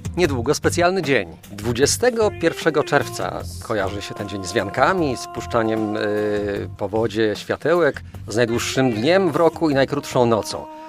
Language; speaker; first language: Polish; native; Polish